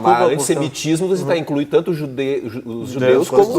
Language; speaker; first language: Portuguese; native; Portuguese